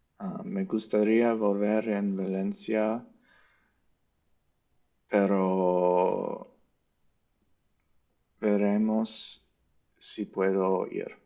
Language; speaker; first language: Spanish; non-native, learner; English